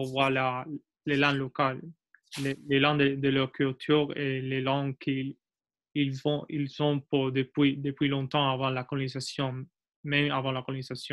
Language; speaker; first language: French; non-native, learner; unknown